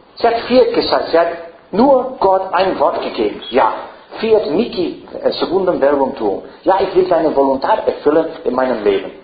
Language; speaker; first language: German; non-native, fluent; English